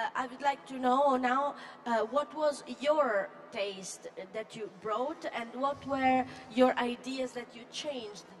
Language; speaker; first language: English; non-native, fluent; Italian